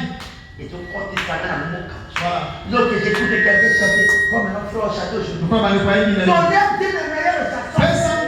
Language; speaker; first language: French; non-native, local second language; Lingala